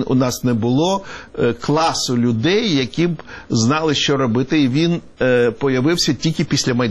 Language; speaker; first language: Ukrainian; non-native, local second language; Russian